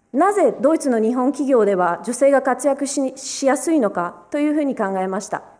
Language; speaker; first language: Japanese; early bilingual, other home language; Romanian